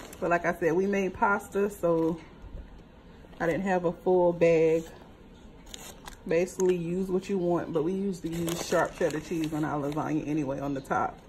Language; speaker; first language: English; native; English